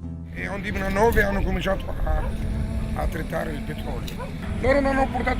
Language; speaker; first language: Italian; non-native, learner; Arabic